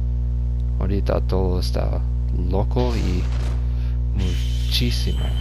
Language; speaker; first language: Spanish; non-native, learner; English